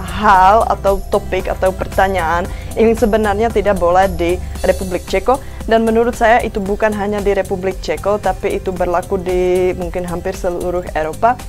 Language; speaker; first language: Indonesian; non-native, fluent; Czech